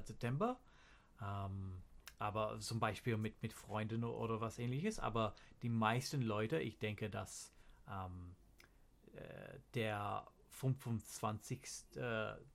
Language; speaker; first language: German; non-native, learner; English